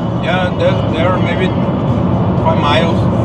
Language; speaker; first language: English; non-native, learner; Spanish